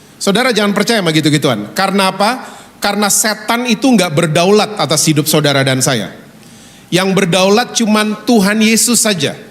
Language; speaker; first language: Indonesian; native; Indonesian